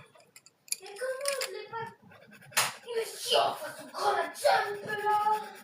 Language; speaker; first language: French; native; French